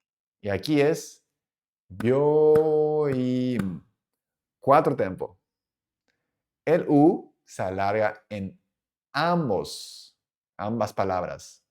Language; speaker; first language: Spanish; non-native, fluent; Japanese